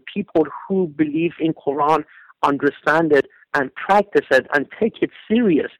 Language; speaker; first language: English; non-native, fluent; Persian